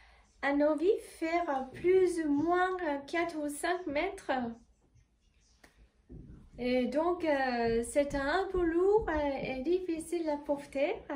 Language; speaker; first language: French; non-native, fluent; Japanese